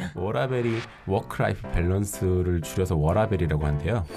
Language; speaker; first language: Korean; native; Korean